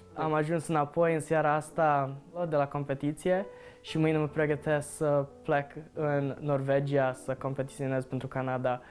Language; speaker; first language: Romanian; early bilingual, heritage; Romanian